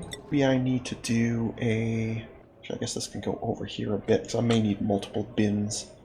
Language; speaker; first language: English; native; English